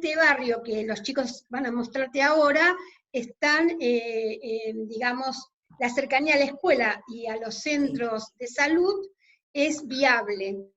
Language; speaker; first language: Spanish; native; Spanish